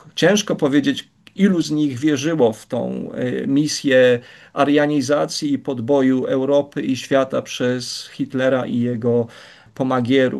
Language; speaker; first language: Polish; native; Polish